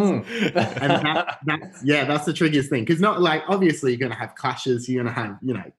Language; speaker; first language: English; native; English